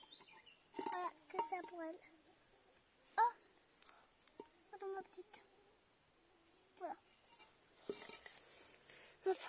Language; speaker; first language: French; native; French